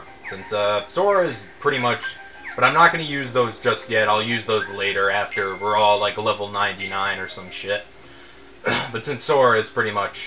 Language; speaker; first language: English; native; English